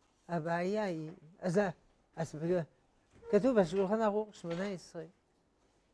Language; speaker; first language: Hebrew; non-native, fluent; French